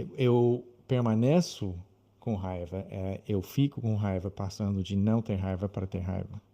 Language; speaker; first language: Portuguese; non-native, fluent; English